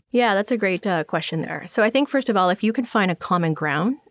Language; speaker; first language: English; non-native, local second language; Cantonese